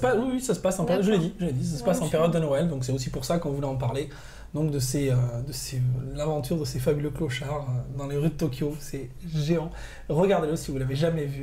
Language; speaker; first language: French; native; French